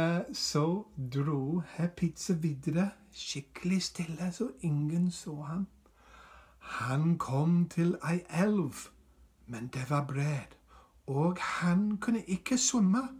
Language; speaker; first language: Norwegian; non-native, fluent; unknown